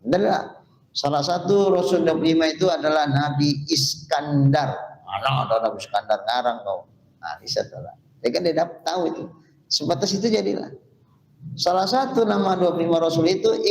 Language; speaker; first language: Indonesian; native; Indonesian